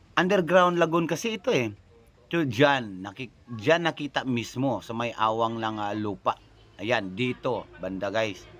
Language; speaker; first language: Filipino; non-native, local second language; Cebuano